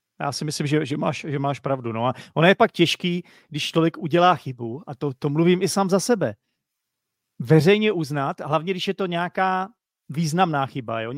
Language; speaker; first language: Czech; native; Czech